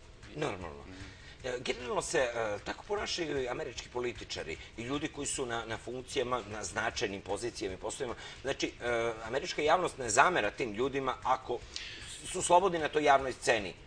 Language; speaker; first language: Serbian; native; Serbian